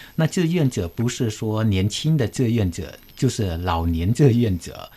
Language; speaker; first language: Chinese; early bilingual, heritage; Chinese